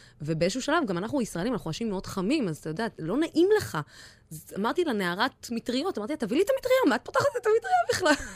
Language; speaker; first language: Hebrew; non-native, local second language; Arabic